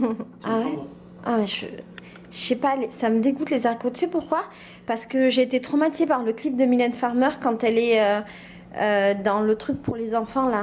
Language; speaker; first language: French; native; French